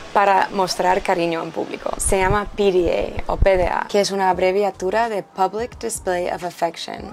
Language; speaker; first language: Spanish; non-native, fluent; English